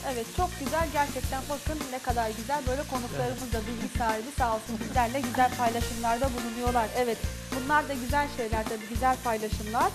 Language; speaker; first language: Turkish; non-native, local second language; Arabic